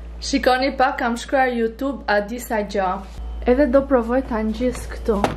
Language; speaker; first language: Albanian; early bilingual, heritage; Albanian